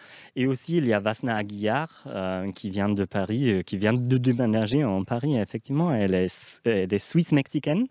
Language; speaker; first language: French; non-native, fluent; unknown